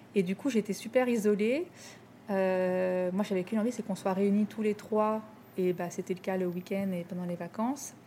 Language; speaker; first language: French; native; French